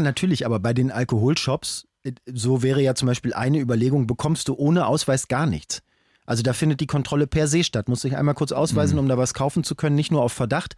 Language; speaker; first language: German; native; German